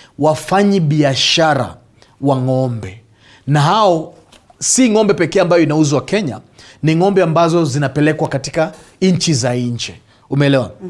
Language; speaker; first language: Swahili; non-native, local second language; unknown